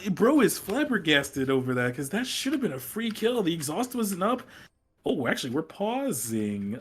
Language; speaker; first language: English; native; English